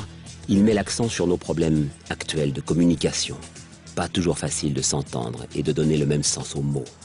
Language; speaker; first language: French; native; French